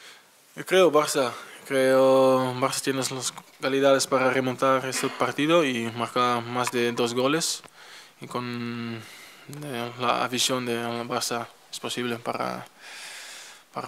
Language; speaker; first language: Spanish; non-native, fluent; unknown